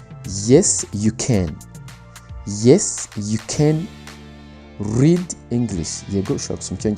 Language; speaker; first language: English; non-native, local second language; Kinyarwanda